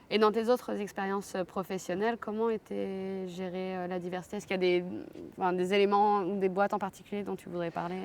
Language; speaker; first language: French; native; French